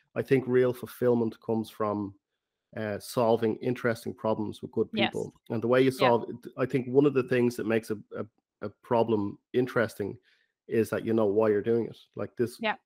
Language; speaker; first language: English; native; English